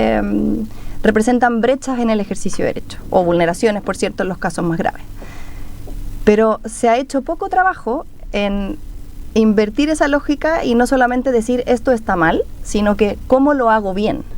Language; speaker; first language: Spanish; native; Spanish